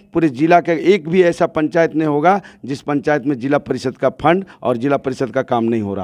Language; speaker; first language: Hindi; native; Hindi